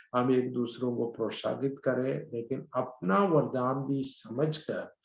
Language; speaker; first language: Hindi; non-native, local second language; Malayalam